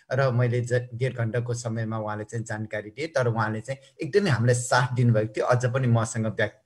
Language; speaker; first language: Nepali; non-native, local second language; Newari